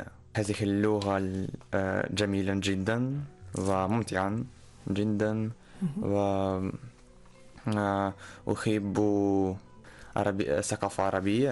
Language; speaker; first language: Arabic; non-native, learner; Russian